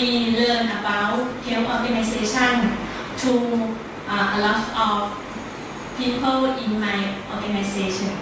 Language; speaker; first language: English; non-native, learner; Thai